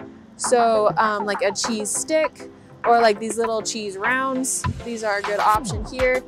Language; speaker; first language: English; native; English